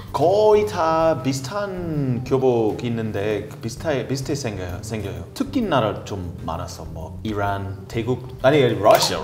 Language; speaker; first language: Korean; non-native, learner; English